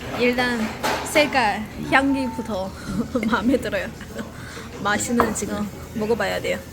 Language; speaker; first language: Korean; non-native, local second language; Chinese